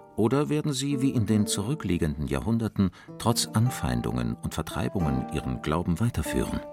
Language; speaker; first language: German; native; German